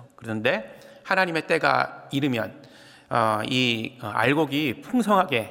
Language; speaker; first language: Korean; native; Korean